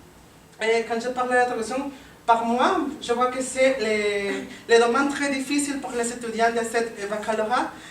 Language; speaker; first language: French; non-native, learner; Spanish